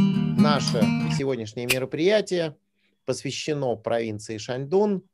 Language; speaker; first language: Russian; native; Russian